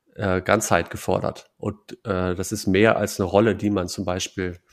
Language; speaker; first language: German; native; German